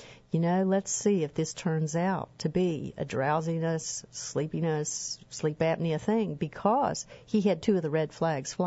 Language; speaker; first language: English; native; English